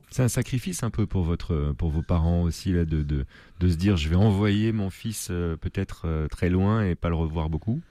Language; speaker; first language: French; native; French